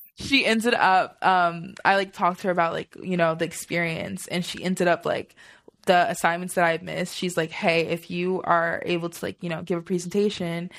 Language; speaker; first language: English; early bilingual, other home language; Yoruba